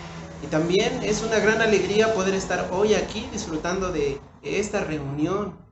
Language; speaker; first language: Spanish; native; Spanish